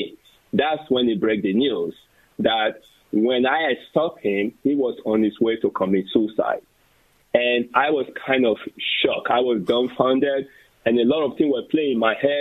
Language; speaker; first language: English; non-native, local second language; Bini